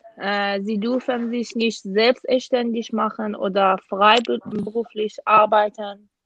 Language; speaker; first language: German; non-native, fluent; Persian